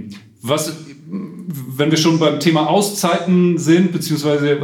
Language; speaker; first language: German; native; German